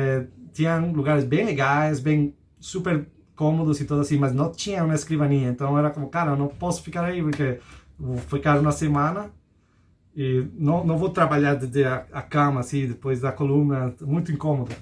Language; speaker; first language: Portuguese; non-native, fluent; Spanish